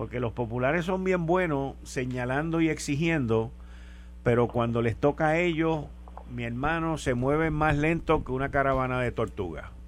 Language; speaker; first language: Spanish; native; Spanish